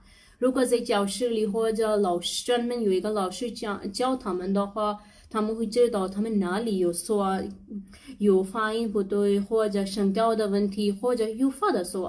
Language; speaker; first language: Chinese; non-native, learner; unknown